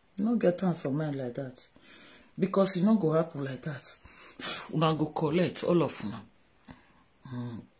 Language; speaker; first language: Nigerian Pidgin; non-native, local second language; Bini